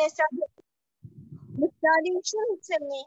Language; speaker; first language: Arabic; native; Arabic